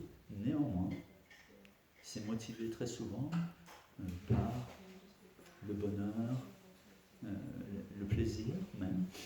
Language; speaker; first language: French; native; French